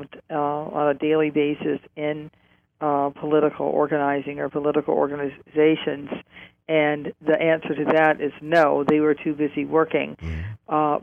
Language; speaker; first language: English; native; English